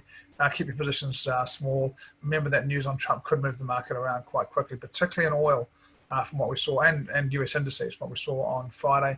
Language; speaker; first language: English; native; English